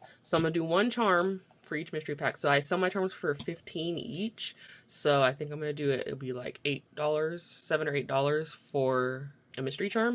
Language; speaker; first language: English; native; English